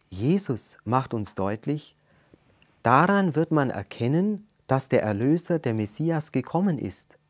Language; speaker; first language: German; native; German